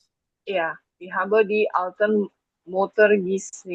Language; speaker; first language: German; non-native, learner; Indonesian